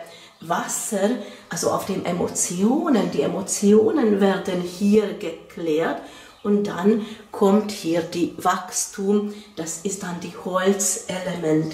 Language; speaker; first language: German; non-native, fluent; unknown